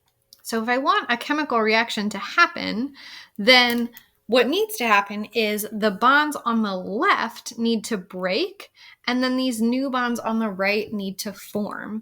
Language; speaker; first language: English; native; English